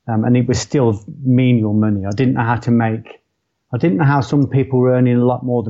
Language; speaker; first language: English; native; English